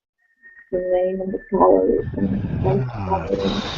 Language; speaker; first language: English; non-native, learner; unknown